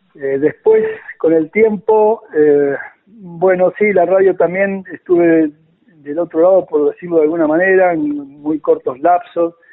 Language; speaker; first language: Spanish; native; Spanish